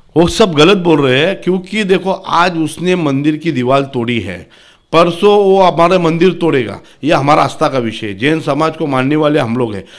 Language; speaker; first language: Hindi; non-native, local second language; Marathi